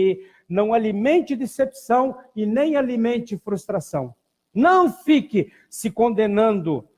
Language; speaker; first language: Portuguese; native; Portuguese